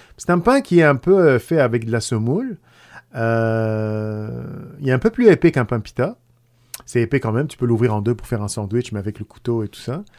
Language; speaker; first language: French; non-native, local second language; Arabic